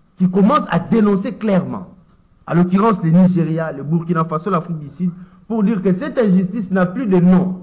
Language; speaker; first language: French; non-native, local second language; Lingala